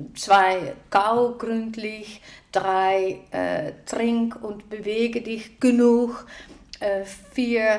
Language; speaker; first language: German; non-native, fluent; Dutch